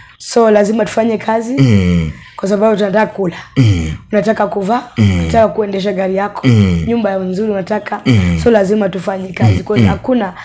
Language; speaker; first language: Swahili; non-native, local second language; Luo (Kenya and Tanzania)